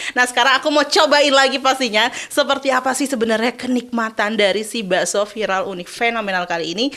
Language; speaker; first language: Indonesian; native; Indonesian